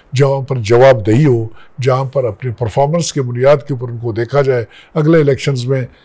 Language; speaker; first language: Urdu; native; Urdu